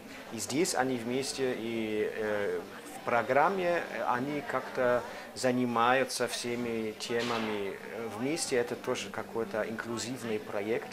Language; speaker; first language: Russian; non-native, fluent; German